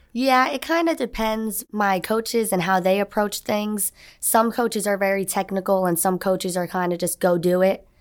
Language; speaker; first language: English; native; English